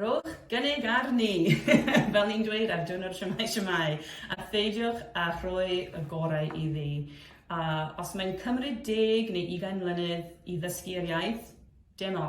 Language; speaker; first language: Welsh; non-native, fluent; English